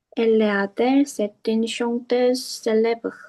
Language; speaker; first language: French; non-native, learner; Korean